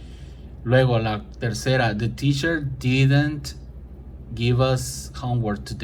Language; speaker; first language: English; non-native, fluent; Spanish